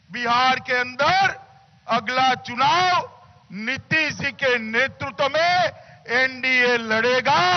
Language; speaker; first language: Hindi; non-native, local second language; Gujarati